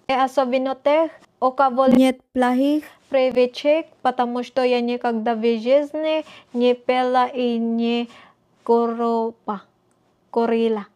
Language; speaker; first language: Russian; non-native, learner; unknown